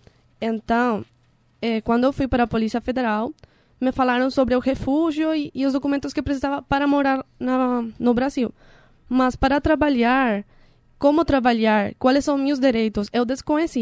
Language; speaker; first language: Portuguese; non-native, learner; Spanish